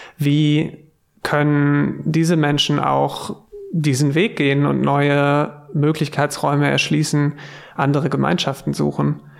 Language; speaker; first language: German; native; German